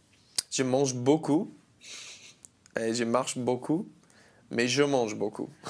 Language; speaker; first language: French; non-native, learner; English